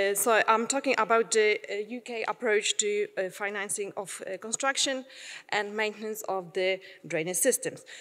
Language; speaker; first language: English; non-native, fluent; Polish